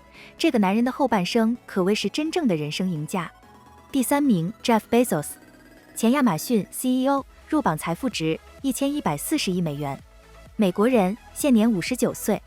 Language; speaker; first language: Chinese; native; Chinese